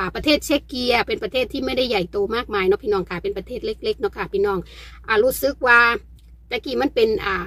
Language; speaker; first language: Thai; native; Thai